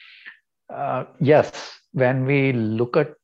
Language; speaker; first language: English; non-native, local second language; Kannada